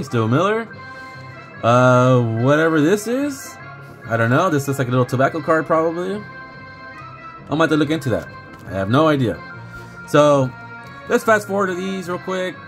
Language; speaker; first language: English; native; English